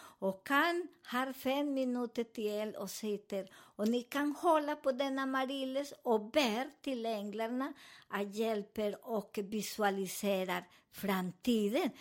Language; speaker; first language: Swedish; non-native, learner; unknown